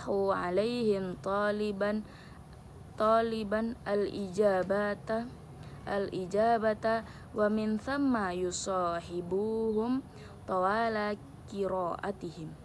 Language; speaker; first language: Arabic; non-native, learner; Indonesian